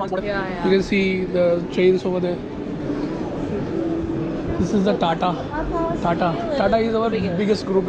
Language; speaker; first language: English; non-native, local second language; Hindi